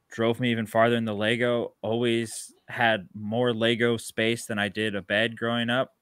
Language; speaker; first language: English; native; English